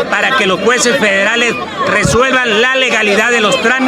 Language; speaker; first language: Spanish; native; Spanish